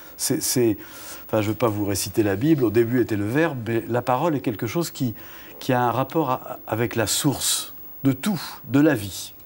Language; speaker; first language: French; native; French